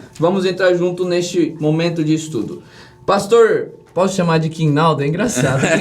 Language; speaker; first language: Portuguese; early bilingual, other home language; Spanish